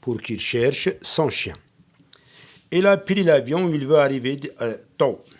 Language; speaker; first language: French; non-native, local second language; Arabic